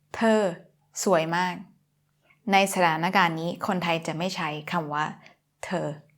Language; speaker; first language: Thai; native; Thai